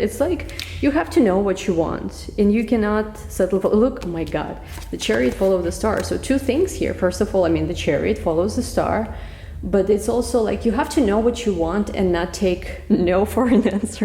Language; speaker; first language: English; non-native, fluent; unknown